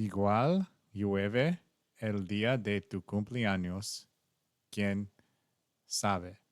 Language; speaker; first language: Spanish; non-native, learner; English